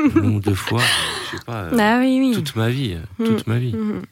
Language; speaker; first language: French; native; French